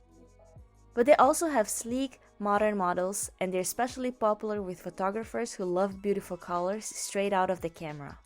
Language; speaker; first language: English; native; English